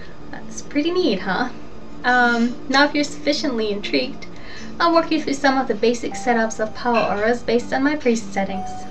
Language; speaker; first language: English; early bilingual, other home language; German